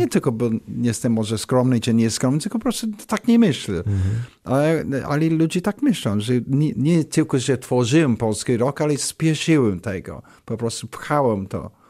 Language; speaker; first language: Polish; non-native, learner; English